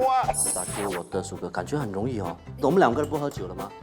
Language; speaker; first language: Chinese; native; Chinese